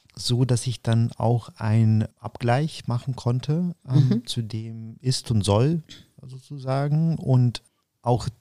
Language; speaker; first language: German; non-native, fluent; Ukrainian